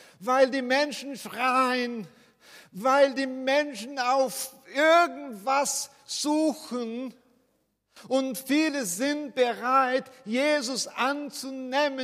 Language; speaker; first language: German; non-native, fluent; Portuguese